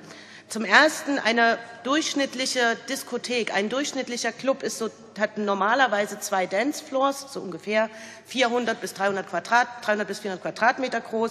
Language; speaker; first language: German; native; German